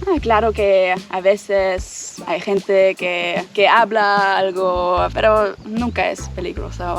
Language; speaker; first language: Spanish; non-native, fluent; German